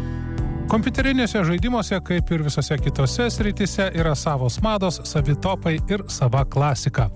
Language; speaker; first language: Lithuanian; native; Lithuanian